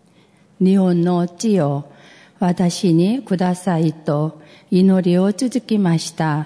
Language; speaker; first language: Japanese; non-native, fluent; Korean